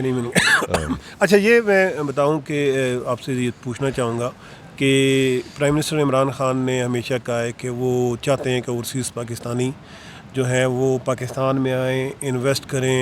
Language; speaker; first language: Urdu; native; Urdu